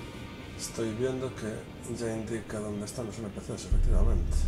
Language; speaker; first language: Spanish; native; Spanish